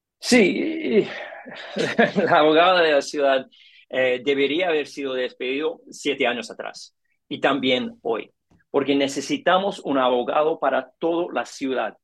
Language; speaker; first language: Spanish; non-native, learner; English